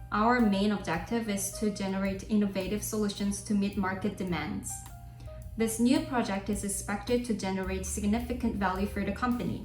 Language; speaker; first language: English; non-native, fluent; Korean